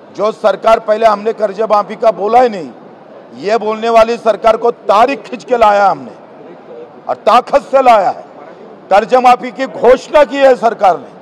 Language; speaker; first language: Hindi; non-native, local second language; Marathi